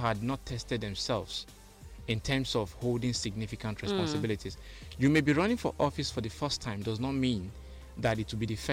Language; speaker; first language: English; non-native, local second language; Igbo